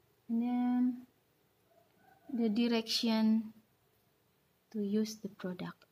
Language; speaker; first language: English; non-native, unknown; Indonesian